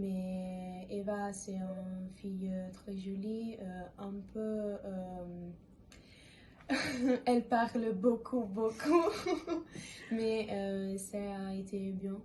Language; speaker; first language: French; non-native, learner; Italian